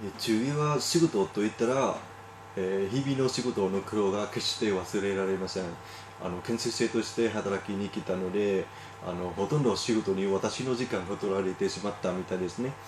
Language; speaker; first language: Japanese; non-native, learner; Vietnamese